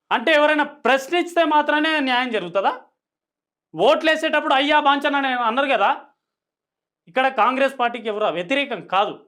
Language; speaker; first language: Telugu; non-native, local second language; Lambadi